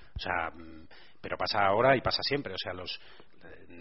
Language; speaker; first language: Spanish; native; Spanish